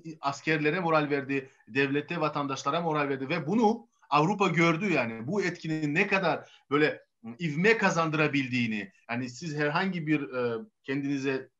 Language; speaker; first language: Turkish; non-native, fluent; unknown